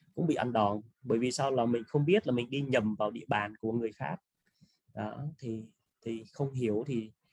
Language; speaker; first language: Vietnamese; native; Vietnamese